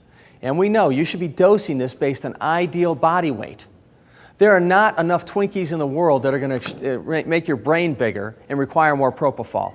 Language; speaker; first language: English; native; English